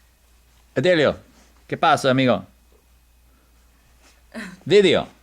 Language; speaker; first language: Spanish; non-native, learner; English